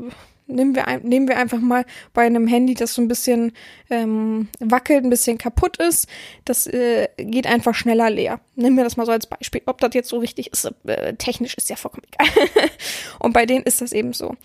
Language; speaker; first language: German; native; German